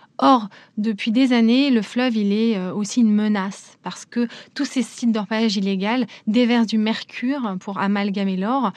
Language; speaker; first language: French; native; French